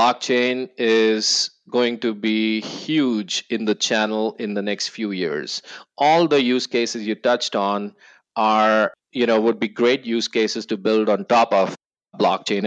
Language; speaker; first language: English; non-native, local second language; Hindi